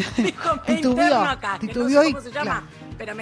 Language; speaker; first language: Spanish; native; Spanish